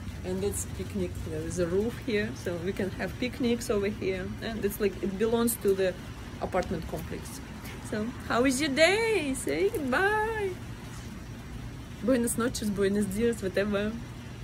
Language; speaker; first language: English; non-native, fluent; Russian